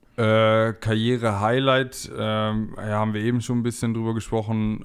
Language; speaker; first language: German; native; German